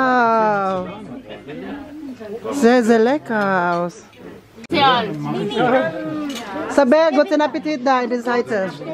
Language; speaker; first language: German; non-native, learner; Filipino